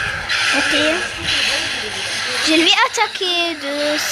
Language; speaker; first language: French; non-native, learner; Arabic